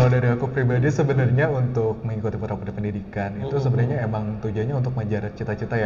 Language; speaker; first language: Indonesian; native; Indonesian